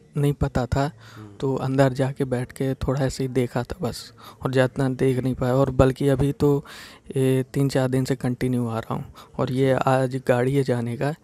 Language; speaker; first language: Hindi; native; Hindi